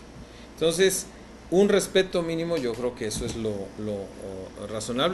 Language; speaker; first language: Spanish; native; Spanish